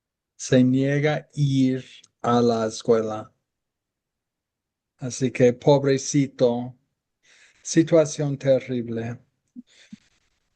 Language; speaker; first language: Spanish; non-native, fluent; English